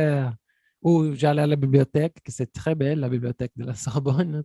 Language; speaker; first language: French; non-native, fluent; Portuguese